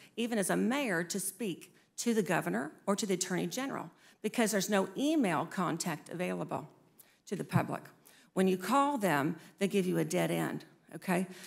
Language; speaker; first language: English; native; English